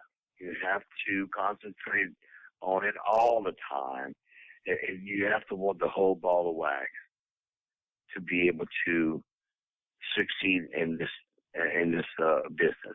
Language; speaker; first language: English; native; English